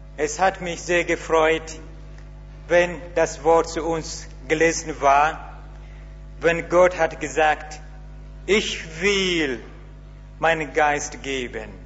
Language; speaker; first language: German; non-native, learner; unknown